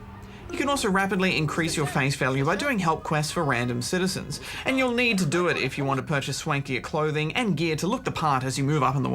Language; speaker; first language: English; native; English